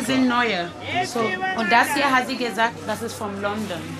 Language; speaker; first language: German; non-native, learner; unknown